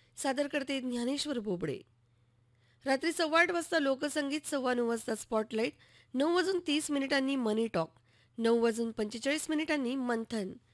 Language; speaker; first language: Marathi; native; Marathi